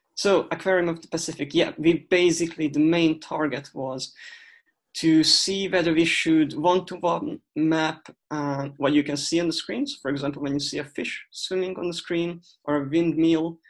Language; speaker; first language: English; non-native, fluent; Hungarian